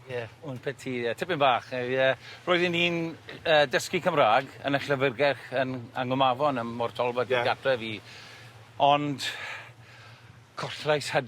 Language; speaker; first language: Welsh; non-native, learner; English